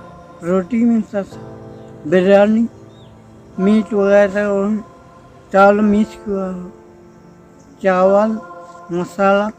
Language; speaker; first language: Hindi; non-native, local second language; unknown